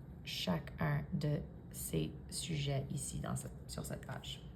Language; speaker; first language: French; non-native, fluent; English